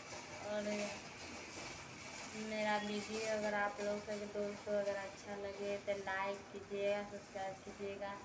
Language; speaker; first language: Hindi; non-native, local second language; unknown